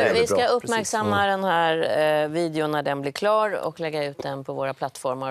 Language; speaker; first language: Swedish; native; Swedish